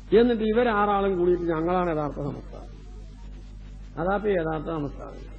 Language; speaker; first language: Malayalam; native; Malayalam